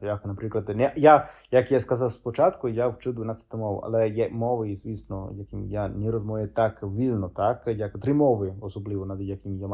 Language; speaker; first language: Ukrainian; non-native, fluent; Italian